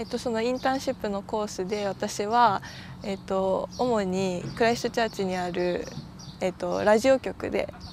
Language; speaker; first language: Japanese; native; Japanese